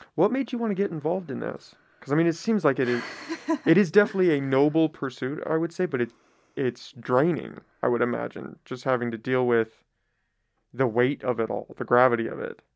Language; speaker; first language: English; early bilingual, other home language; Spanish